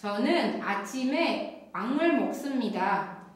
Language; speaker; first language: Korean; non-native, fluent; Indonesian